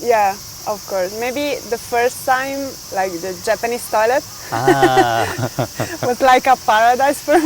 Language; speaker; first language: English; non-native, fluent; Italian